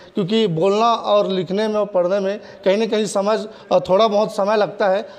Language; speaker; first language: Hindi; non-native, local second language; Chhattisgarhi